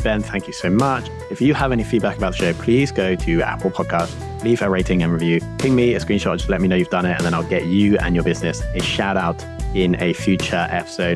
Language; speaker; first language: English; native; English